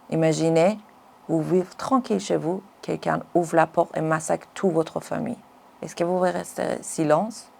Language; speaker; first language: French; non-native, learner; Persian